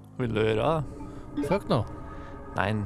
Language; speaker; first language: Norwegian; native; Norwegian